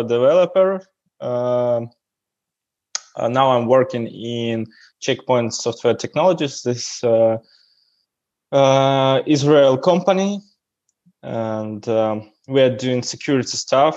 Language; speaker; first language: English; non-native, learner; Russian